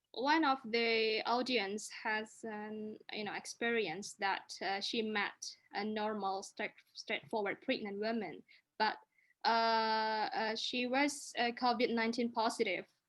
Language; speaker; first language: English; non-native, local second language; Indonesian